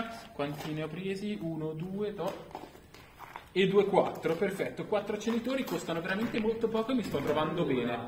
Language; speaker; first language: Italian; native; Italian